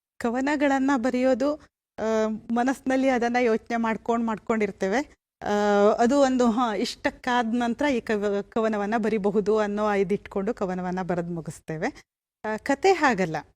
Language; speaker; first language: Kannada; native; Kannada